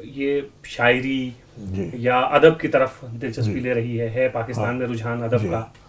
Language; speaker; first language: Hindi; native; Hindi